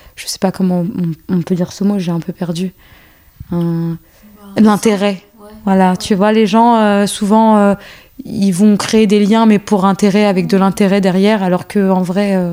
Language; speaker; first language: French; native; French